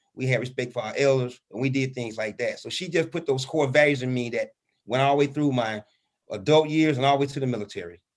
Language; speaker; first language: English; native; English